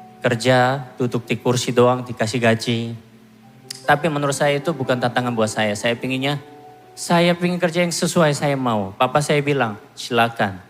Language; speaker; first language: Indonesian; non-native, fluent; Korean